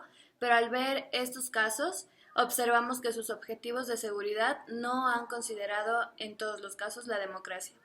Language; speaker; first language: Spanish; native; Spanish